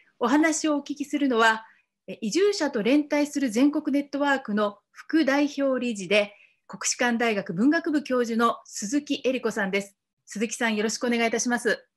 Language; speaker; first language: Japanese; native; Japanese